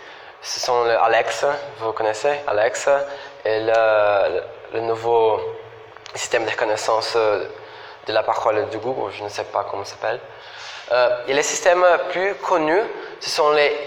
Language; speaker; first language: French; non-native, fluent; Portuguese